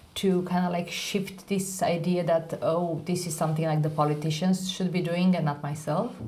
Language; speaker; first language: English; non-native, fluent; Romanian